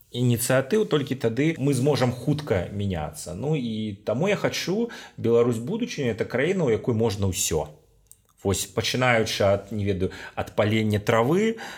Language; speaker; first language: Belarusian; non-native, local second language; Russian